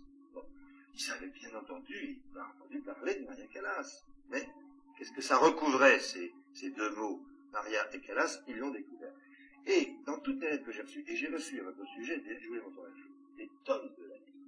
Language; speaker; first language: French; native; French